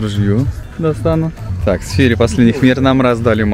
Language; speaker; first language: Russian; native; Russian